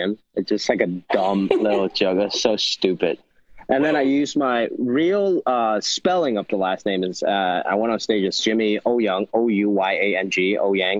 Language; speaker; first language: English; non-native, local second language; Wu Chinese